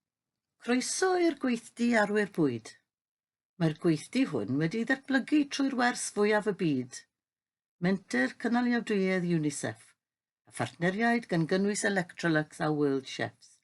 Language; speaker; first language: Welsh; native; Welsh